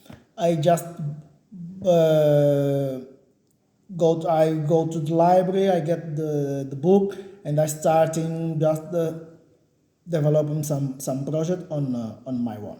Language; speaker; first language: English; non-native, learner; Portuguese